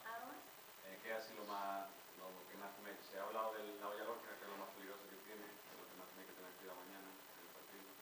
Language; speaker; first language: Spanish; native; Spanish